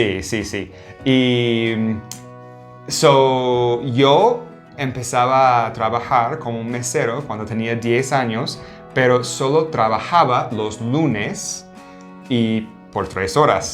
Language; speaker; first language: Spanish; non-native, fluent; English